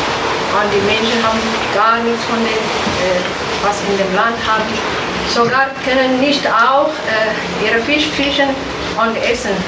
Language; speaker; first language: German; non-native, learner; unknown